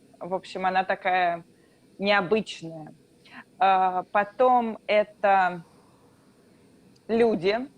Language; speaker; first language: Russian; native; Russian